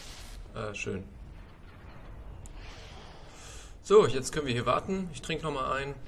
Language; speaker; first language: German; native; German